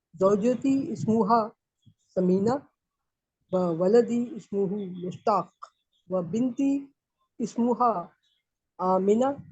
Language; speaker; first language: Arabic; non-native, learner; Urdu